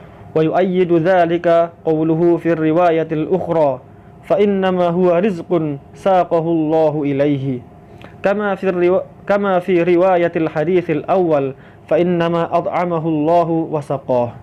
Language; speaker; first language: Arabic; non-native, fluent; Indonesian